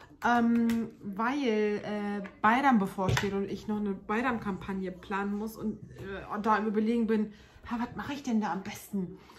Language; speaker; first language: German; early bilingual, other home language; Turkish